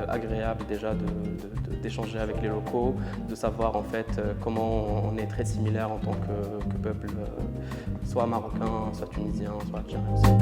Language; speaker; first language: French; non-native, local second language; Arabic